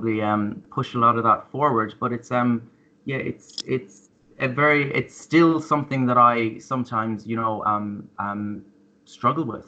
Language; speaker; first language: English; native; English